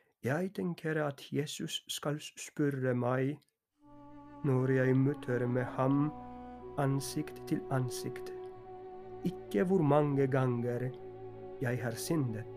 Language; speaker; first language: Norwegian; non-native, fluent; Polish